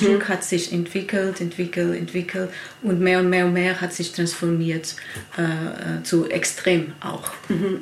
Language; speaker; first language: German; non-native, learner; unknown